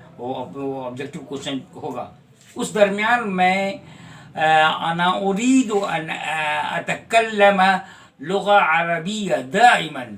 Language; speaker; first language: Urdu; native; Urdu